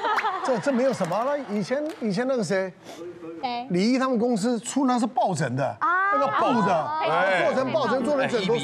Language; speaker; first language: Chinese; native; Chinese